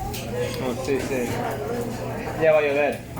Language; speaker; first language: Spanish; early bilingual, heritage; English